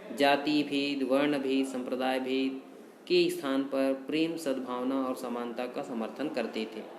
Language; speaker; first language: Hindi; native; Hindi